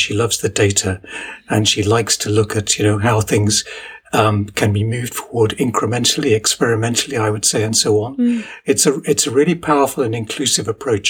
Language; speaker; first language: English; native; English